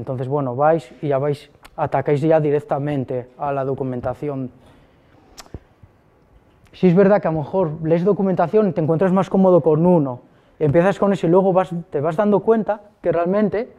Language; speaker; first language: Spanish; native; Spanish